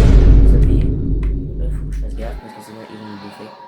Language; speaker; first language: French; native; French